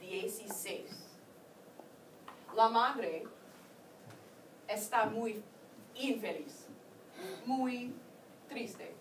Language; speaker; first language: Spanish; non-native, fluent; English